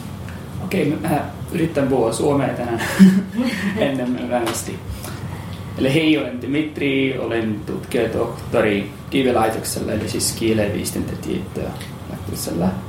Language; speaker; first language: Finnish; non-native, fluent; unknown